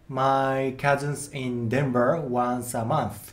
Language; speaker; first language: English; non-native, learner; Japanese